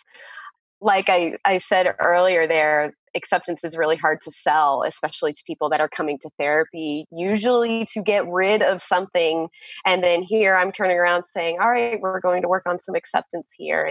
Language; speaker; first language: English; native; English